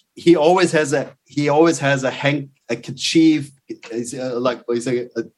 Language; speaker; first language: English; non-native, fluent; German